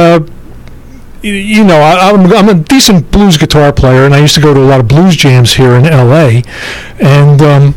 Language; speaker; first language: English; native; English